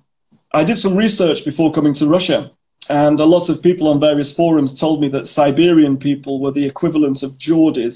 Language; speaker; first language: English; native; English